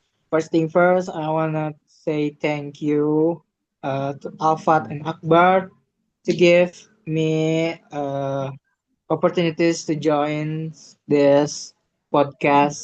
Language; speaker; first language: English; non-native, learner; Indonesian